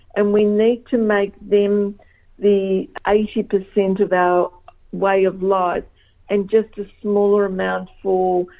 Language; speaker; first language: English; early bilingual, other home language; Macedonian